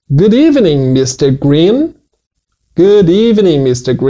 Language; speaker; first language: English; non-native, fluent; Portuguese